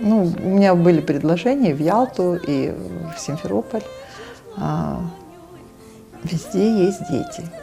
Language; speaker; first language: Russian; native; Russian